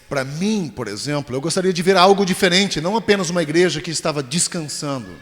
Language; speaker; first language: Portuguese; native; Portuguese